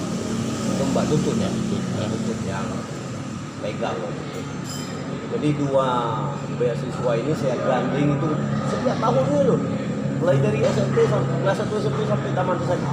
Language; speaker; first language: Indonesian; native; Indonesian